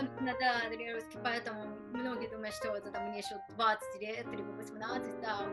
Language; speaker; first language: Russian; non-native, learner; Japanese